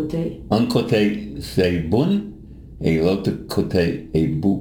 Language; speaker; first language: French; non-native, learner; English